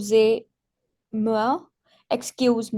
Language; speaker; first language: French; non-native, learner; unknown